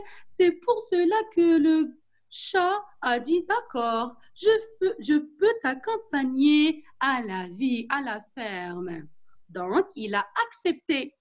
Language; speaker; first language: French; non-native, local second language; Arabic